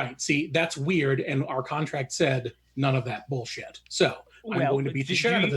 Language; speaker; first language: English; native; English